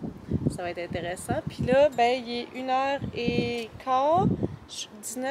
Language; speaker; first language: French; native; French